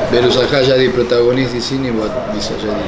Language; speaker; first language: Indonesian; non-native, fluent; Spanish